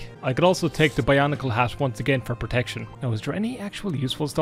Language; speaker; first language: English; native; English